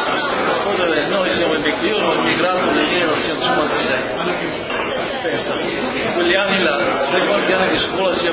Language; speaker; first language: Italian; non-native, local second language; Friulian